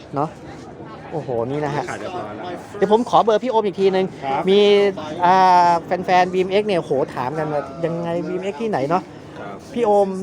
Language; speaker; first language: Thai; native; Thai